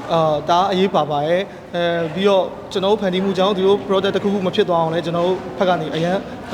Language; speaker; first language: Burmese; native; Burmese